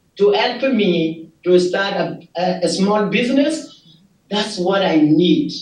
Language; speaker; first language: English; non-native, learner; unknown